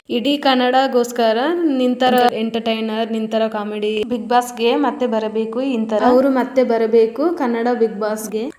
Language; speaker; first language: Kannada; non-native, learner; Telugu